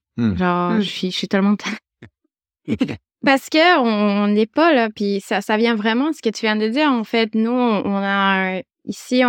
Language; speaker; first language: French; non-native, fluent; Spanish